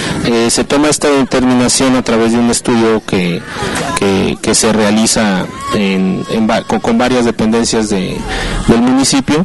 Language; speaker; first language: Spanish; native; Spanish